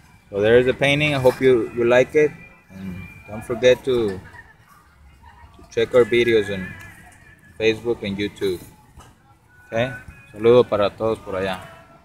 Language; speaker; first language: English; non-native, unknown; Spanish